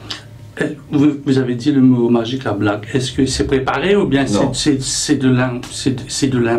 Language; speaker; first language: French; non-native, local second language; Morisyen